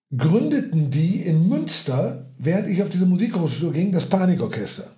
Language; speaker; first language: German; native; German